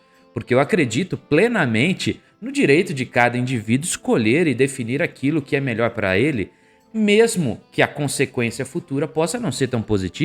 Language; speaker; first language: Portuguese; native; Portuguese